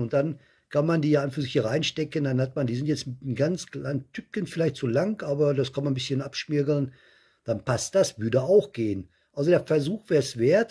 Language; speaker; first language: German; native; German